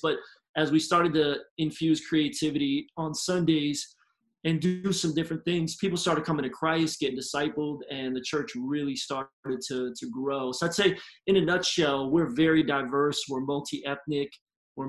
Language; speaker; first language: English; native; English